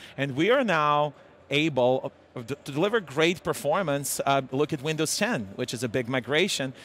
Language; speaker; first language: English; non-native, fluent; Serbian